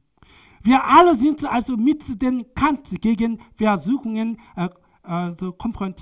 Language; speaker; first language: German; non-native, learner; Korean